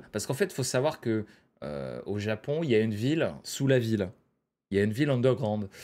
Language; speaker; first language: French; native; French